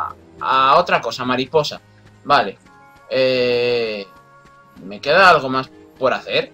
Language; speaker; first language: Spanish; native; Spanish